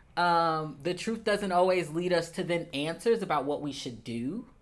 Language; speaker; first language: English; native; English